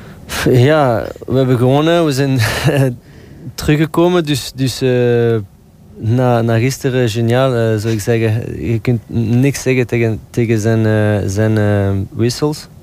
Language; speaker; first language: Dutch; non-native, local second language; French